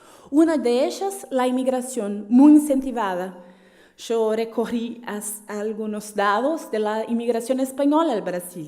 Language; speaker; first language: Spanish; non-native, fluent; Portuguese